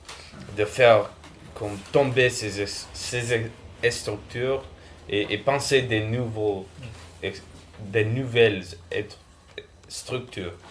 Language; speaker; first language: French; non-native, fluent; Spanish